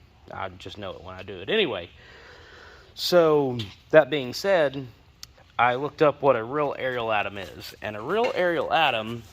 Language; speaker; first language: English; native; English